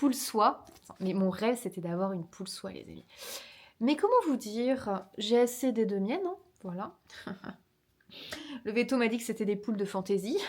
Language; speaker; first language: French; native; French